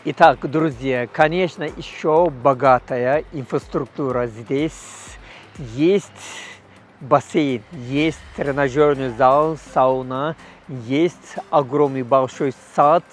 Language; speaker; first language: Russian; non-native, learner; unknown